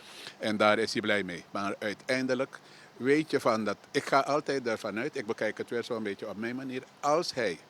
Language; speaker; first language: Dutch; native; Dutch